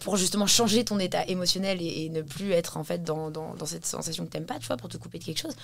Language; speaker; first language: French; early bilingual, heritage; English